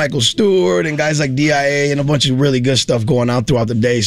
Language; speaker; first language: English; early bilingual, other home language; Spanish